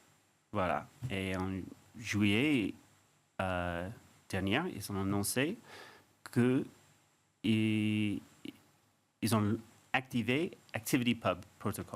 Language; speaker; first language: French; non-native, fluent; English